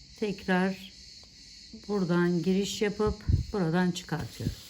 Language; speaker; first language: Turkish; native; Turkish